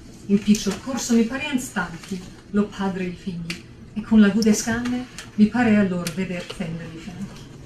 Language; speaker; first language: Italian; non-native, fluent; English